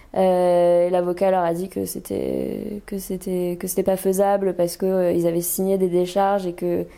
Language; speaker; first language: French; native; French